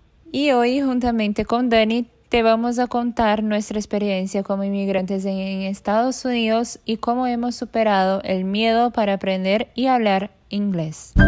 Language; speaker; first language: Spanish; non-native, fluent; Portuguese